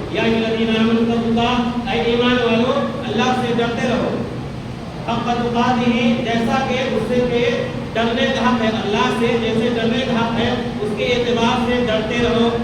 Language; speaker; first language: Urdu; native; Urdu